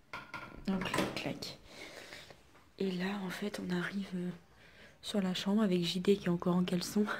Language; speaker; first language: French; native; French